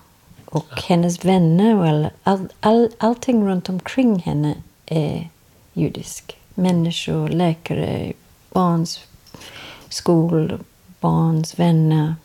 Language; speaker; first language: Swedish; non-native, learner; English